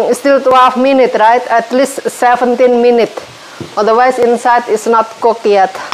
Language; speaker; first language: English; non-native, learner; Indonesian